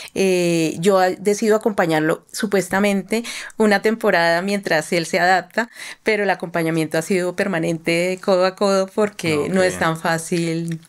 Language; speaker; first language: Spanish; native; Spanish